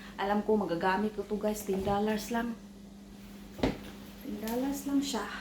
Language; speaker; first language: Filipino; non-native, local second language; Cebuano